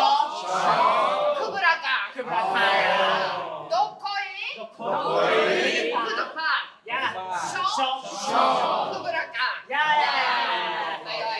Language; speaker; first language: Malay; non-native, learner; Japanese